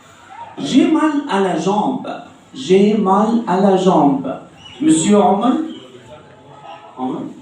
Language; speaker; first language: French; non-native, fluent; Arabic